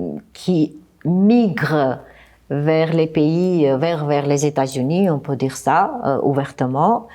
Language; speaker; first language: French; non-native, fluent; Armenian